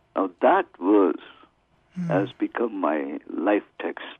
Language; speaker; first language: English; non-native, local second language; Tamil